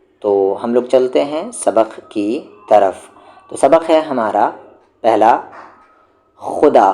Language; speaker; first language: Urdu; native; Urdu